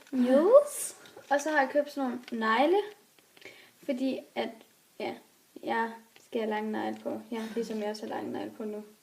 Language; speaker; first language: Danish; native; Danish